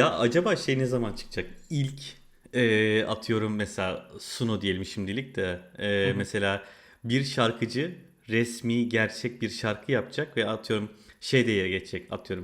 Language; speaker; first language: Turkish; native; Turkish